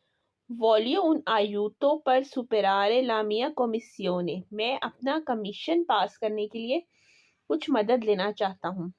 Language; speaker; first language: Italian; non-native, learner; Urdu